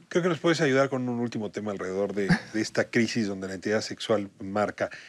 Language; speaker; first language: Spanish; native; Spanish